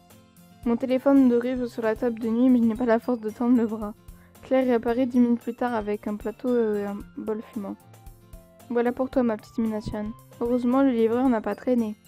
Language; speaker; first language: French; native; French